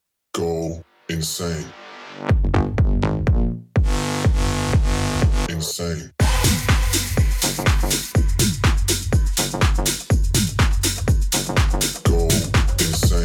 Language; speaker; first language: English; native; English